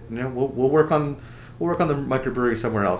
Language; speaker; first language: English; native; English